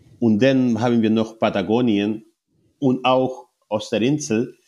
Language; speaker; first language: German; non-native, learner; Spanish